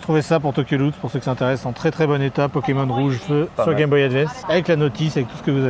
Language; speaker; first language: French; native; French